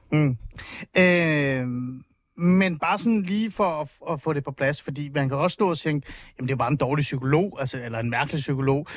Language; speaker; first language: Danish; early bilingual, other home language; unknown